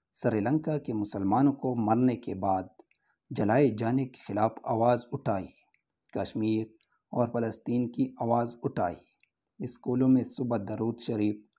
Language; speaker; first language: Urdu; non-native, local second language; Pashto